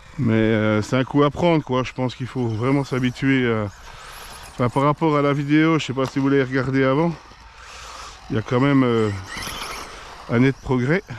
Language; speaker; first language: French; native; French